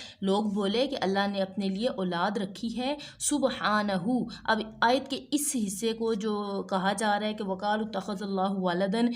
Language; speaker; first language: Urdu; native; Urdu